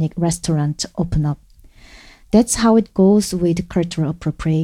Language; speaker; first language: English; non-native, fluent; Korean